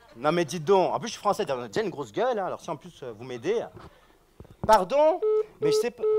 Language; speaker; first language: French; native; French